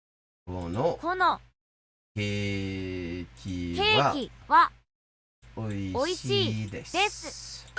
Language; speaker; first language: Japanese; non-native, fluent; English